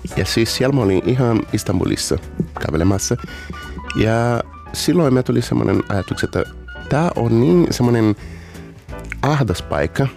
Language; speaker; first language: Finnish; non-native, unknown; Portuguese